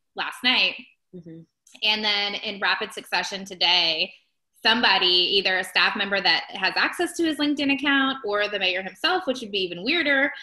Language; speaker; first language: English; native; English